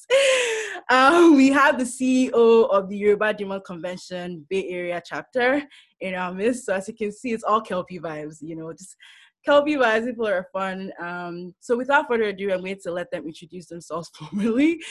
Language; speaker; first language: English; non-native, local second language; Yoruba